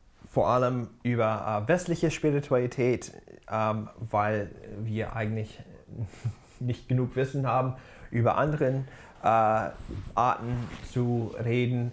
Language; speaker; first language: German; non-native, fluent; English